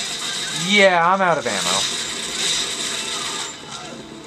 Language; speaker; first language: English; native; English